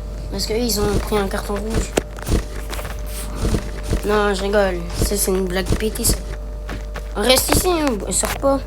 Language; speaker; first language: French; native; French